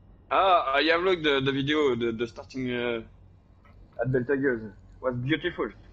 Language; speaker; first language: English; non-native, learner; French